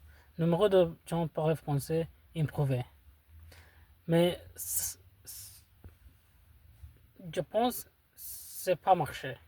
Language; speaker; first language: French; non-native, learner; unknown